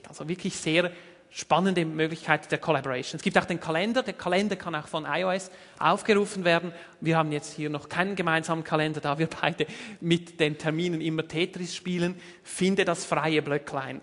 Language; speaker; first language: German; native; German